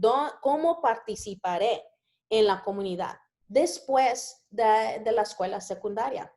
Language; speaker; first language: Spanish; early bilingual, heritage; Spanish